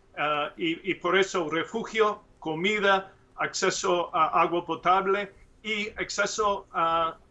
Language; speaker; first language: Spanish; non-native, learner; English